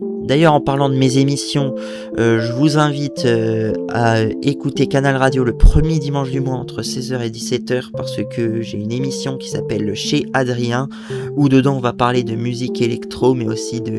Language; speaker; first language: French; native; French